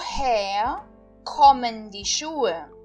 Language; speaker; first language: German; non-native, fluent; Portuguese